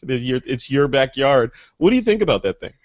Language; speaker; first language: English; native; English